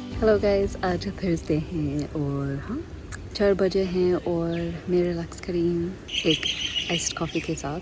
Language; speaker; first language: Hindi; non-native, learner; English